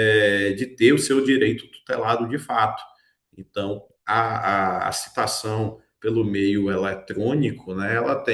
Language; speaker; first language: Portuguese; native; Portuguese